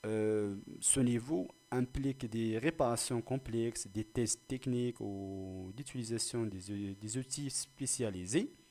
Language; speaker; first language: French; non-native, local second language; Arabic